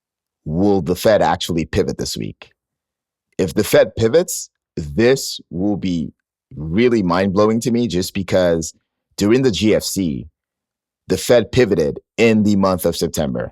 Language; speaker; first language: English; native; English